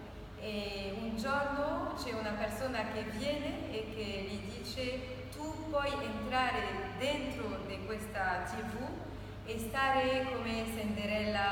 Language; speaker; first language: Italian; non-native, learner; Arabic